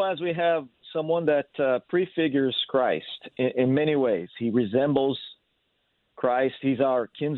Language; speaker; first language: English; non-native, fluent; Portuguese